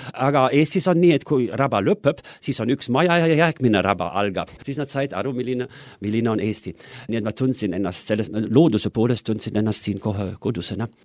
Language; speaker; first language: Estonian; non-native, fluent; German